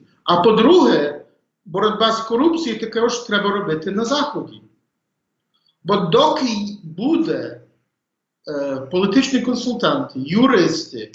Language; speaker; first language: Ukrainian; early bilingual, heritage; English